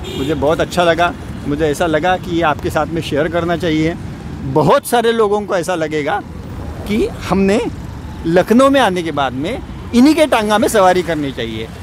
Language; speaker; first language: Hindi; non-native, local second language; Marathi